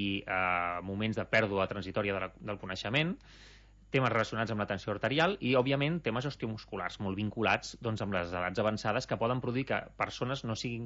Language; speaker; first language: Catalan; native; Catalan